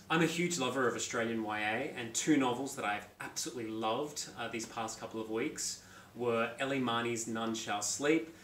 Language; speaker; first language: English; native; English